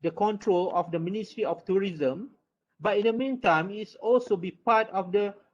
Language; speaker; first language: English; non-native, local second language; Malay